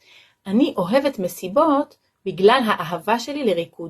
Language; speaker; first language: Hebrew; non-native, local second language; Arabic